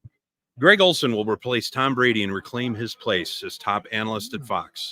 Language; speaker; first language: English; native; English